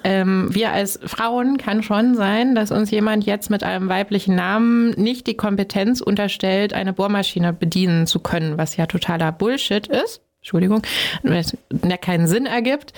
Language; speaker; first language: German; native; German